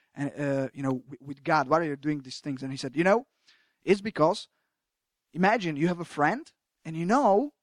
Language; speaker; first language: English; non-native, fluent; Slovak